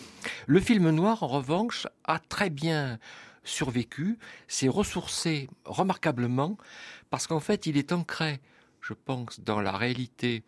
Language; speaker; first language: French; native; French